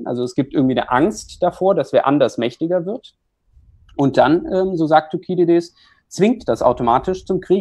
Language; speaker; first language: German; native; German